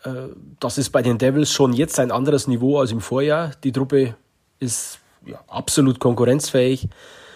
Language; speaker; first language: German; native; German